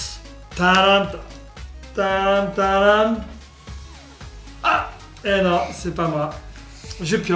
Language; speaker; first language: French; native; French